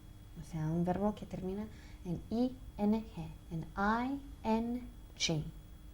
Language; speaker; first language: Spanish; non-native, fluent; English